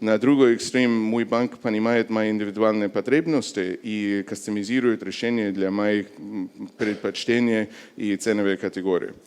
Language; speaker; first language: Russian; non-native, fluent; English